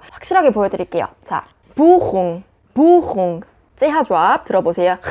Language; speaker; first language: Korean; native; Korean